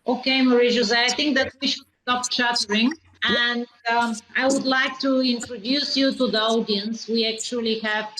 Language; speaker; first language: English; non-native, fluent; Bulgarian